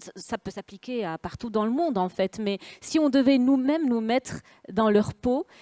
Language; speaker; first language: French; non-native, local second language; Arabic